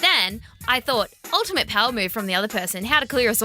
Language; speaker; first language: English; native; English